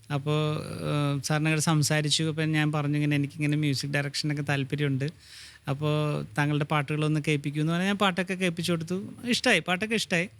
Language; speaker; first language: Malayalam; native; Malayalam